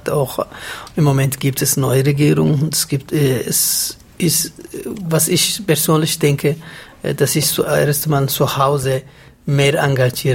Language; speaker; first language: German; non-native, fluent; Somali